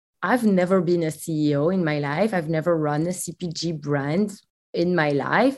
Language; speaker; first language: English; non-native, fluent; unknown